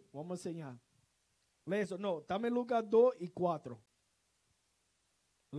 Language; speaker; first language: Spanish; non-native, learner; English